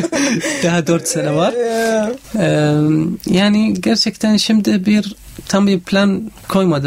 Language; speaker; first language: Turkish; non-native, learner; Arabic